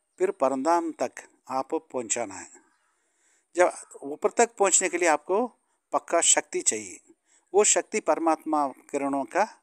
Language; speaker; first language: Hindi; non-native, local second language; Tamil